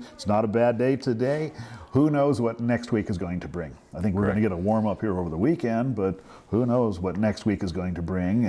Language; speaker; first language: English; native; English